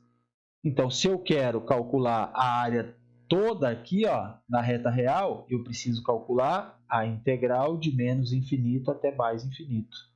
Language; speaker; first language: Portuguese; native; Portuguese